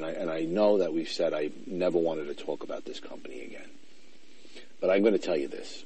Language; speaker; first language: English; native; English